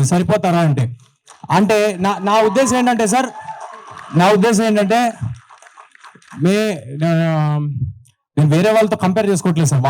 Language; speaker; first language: Telugu; native; Telugu